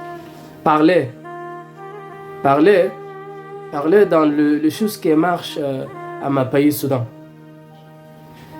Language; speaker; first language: French; non-native, learner; Arabic